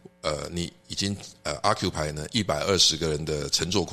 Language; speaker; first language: Chinese; native; Chinese